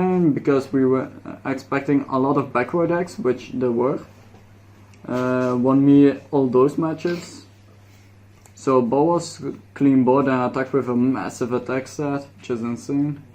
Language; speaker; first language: English; non-native, fluent; Dutch